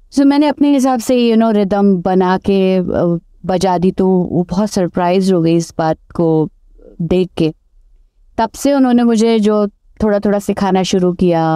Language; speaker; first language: Hindi; native; Hindi